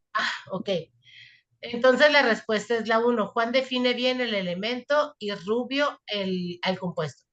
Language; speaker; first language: Spanish; native; Spanish